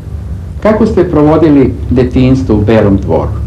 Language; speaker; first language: Bosnian; native; Bosnian